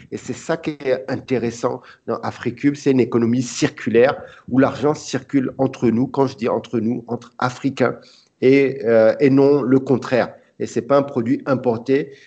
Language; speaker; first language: French; early bilingual, other home language; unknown